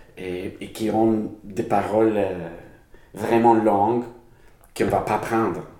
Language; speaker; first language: French; non-native, learner; Spanish